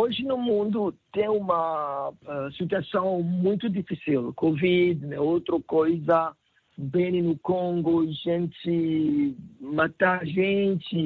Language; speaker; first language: Portuguese; non-native, learner; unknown